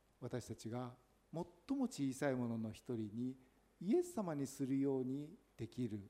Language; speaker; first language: Japanese; native; Japanese